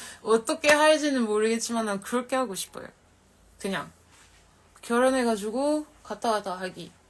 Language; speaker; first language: Korean; non-native, fluent; French